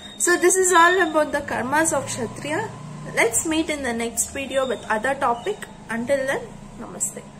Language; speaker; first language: English; non-native, local second language; Kannada